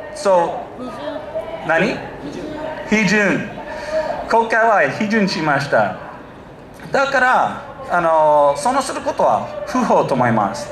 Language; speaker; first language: Japanese; non-native, learner; English